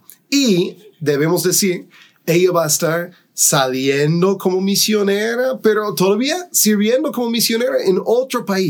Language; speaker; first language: Spanish; non-native, fluent; English